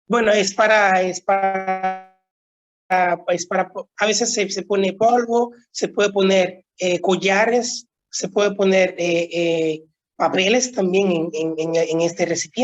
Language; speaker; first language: Spanish; non-native, local second language; Haitian Creole